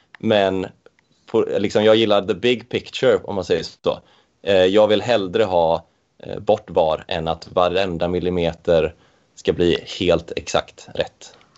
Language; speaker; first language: Swedish; native; Swedish